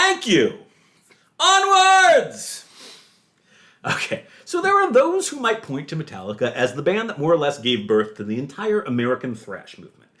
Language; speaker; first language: English; native; English